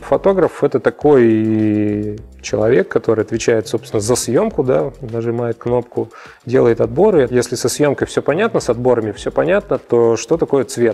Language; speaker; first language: Russian; native; Russian